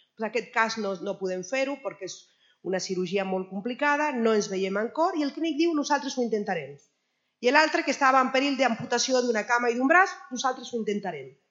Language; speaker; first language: Catalan; non-native, fluent; Spanish